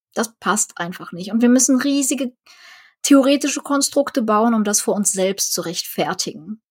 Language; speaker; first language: German; early bilingual, other home language; Russian